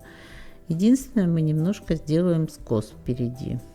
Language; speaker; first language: Russian; native; Russian